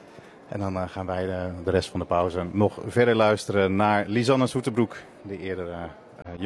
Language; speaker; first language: Dutch; native; Dutch